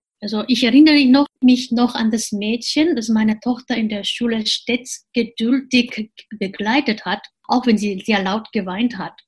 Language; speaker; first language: German; non-native, fluent; Japanese